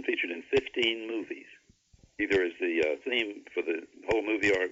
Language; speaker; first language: English; native; English